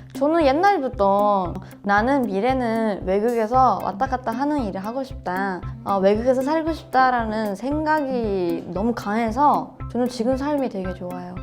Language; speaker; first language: Korean; non-native, fluent; Japanese